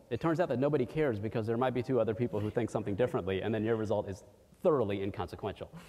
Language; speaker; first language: English; early bilingual, other home language; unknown